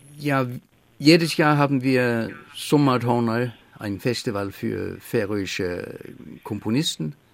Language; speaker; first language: German; non-native, learner; Faroese